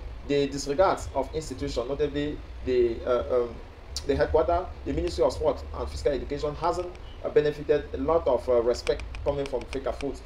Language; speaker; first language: English; non-native, local second language; French